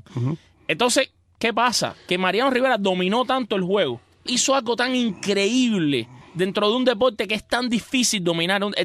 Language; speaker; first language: Spanish; native; Spanish